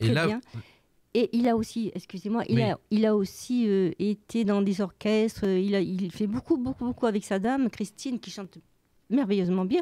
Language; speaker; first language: French; native; French